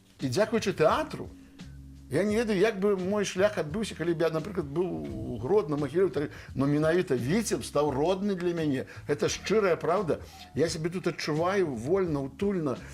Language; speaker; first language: Belarusian; native; Belarusian